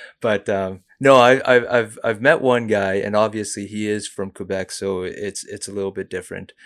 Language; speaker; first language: English; early bilingual, other home language; Cantonese